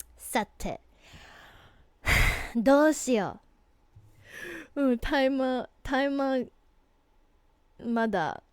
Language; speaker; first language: Japanese; non-native, learner; English